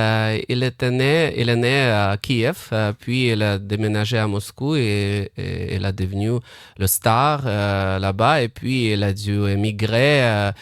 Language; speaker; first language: French; non-native, fluent; Russian